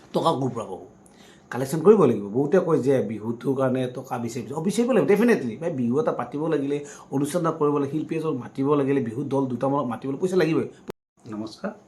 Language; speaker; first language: Assamese; native; Assamese